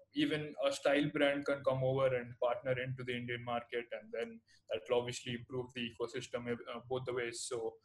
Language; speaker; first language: English; non-native, local second language; Telugu